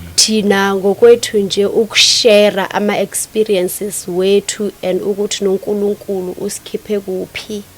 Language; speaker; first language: Zulu; non-native, local second language; Southern Sotho